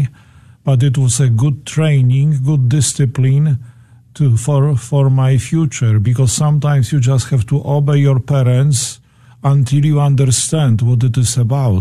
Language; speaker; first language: English; non-native, fluent; Polish